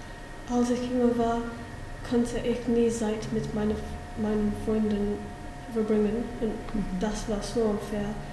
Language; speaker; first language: German; non-native, learner; English